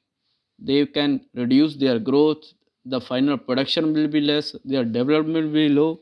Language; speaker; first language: English; non-native, local second language; Punjabi